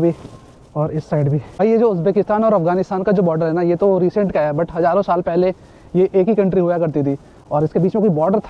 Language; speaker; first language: Hindi; native; Hindi